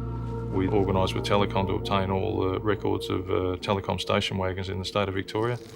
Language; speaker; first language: English; native; English